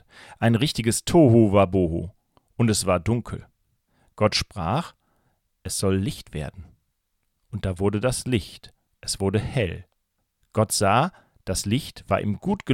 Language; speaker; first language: German; native; German